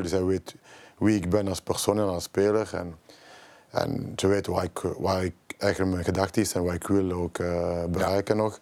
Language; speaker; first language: Dutch; non-native, local second language; French